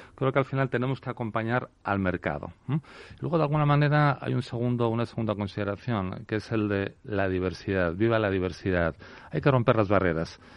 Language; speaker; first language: Spanish; native; Spanish